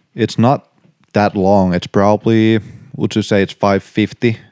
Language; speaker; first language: English; non-native, fluent; Finnish